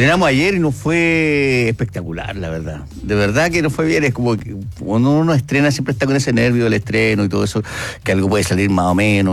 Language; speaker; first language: Spanish; native; Spanish